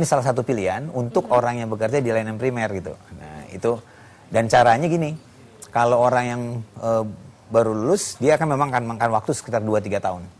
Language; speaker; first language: Indonesian; native; Indonesian